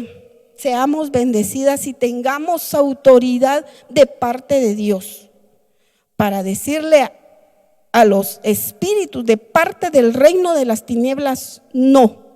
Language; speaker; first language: Spanish; native; Spanish